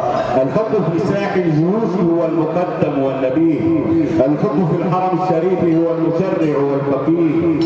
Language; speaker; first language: Arabic; native; Arabic